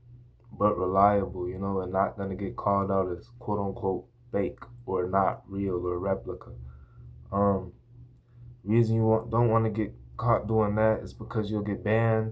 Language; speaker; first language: English; native; English